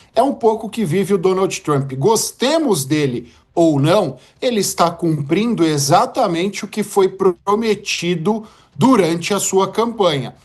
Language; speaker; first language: Portuguese; native; Portuguese